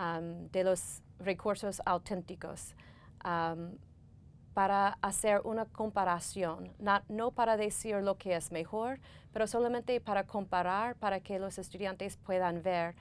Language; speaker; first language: Spanish; non-native, fluent; English